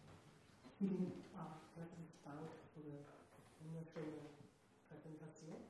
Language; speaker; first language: German; non-native, learner; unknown